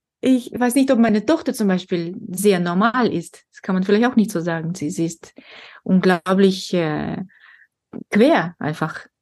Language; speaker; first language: German; non-native, fluent; Russian